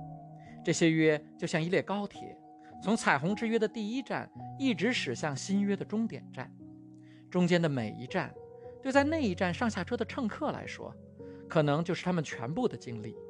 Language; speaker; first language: Chinese; native; Chinese